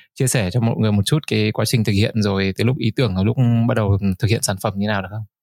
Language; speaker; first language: Vietnamese; native; Vietnamese